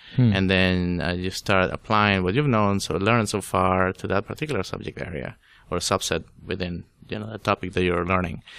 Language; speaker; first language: English; non-native, fluent; Spanish